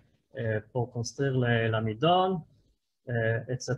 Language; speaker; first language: French; non-native, fluent; Hebrew